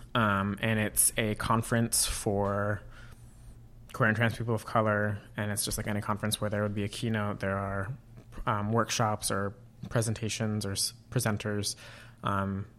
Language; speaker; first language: English; native; English